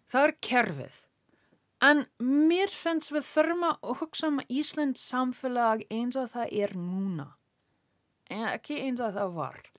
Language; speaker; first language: Icelandic; non-native, learner; English